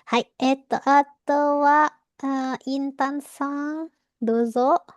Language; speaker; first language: Japanese; non-native, fluent; Indonesian